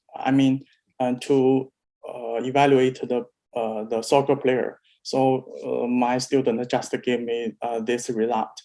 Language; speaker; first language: English; non-native, learner; Chinese